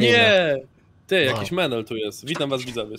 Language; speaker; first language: Polish; native; Polish